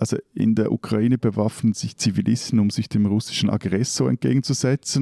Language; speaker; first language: German; native; German